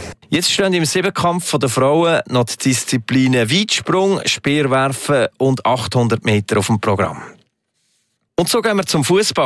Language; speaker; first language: German; native; German